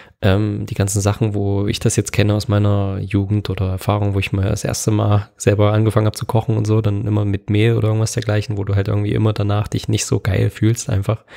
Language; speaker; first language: German; native; German